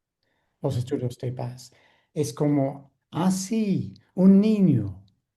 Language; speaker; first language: Spanish; non-native, fluent; English